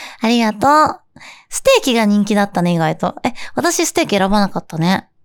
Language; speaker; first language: Japanese; native; Japanese